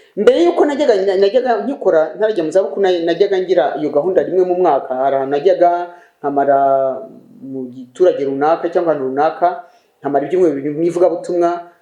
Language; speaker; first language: Kinyarwanda; native; Kinyarwanda